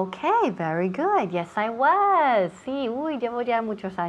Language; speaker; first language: Spanish; non-native, fluent; English